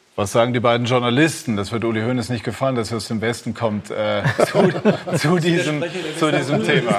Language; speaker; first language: German; native; German